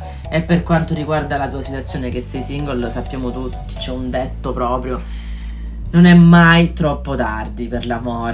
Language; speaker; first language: Italian; native; Italian